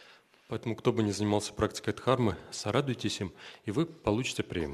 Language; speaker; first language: Russian; native; Russian